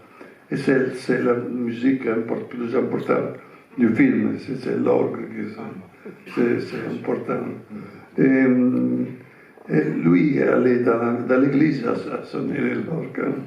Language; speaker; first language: French; non-native, fluent; Italian